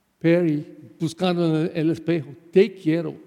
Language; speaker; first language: Spanish; non-native, fluent; English